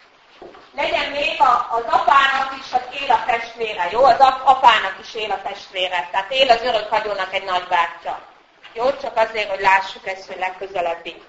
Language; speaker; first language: Hungarian; native; Hungarian